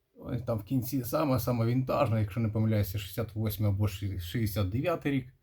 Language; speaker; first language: Ukrainian; native; Ukrainian